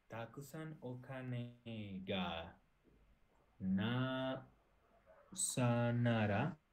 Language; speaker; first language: Japanese; non-native, learner; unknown